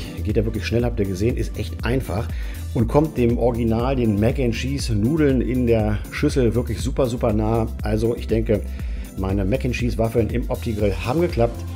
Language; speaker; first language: German; native; German